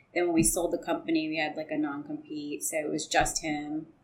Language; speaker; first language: English; native; English